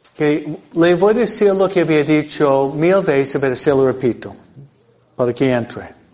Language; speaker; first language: Spanish; non-native, fluent; English